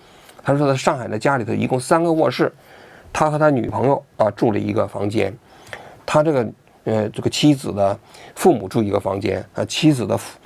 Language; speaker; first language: Chinese; native; Chinese